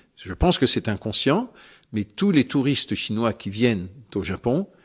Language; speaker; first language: French; native; French